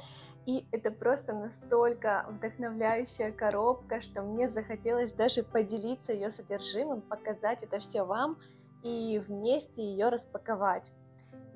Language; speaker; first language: Russian; native; Russian